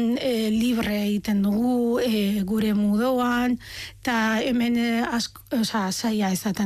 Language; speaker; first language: Basque; non-native, fluent; Arabic